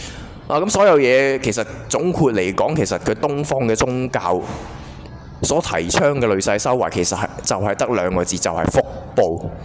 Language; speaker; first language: Cantonese; native; Cantonese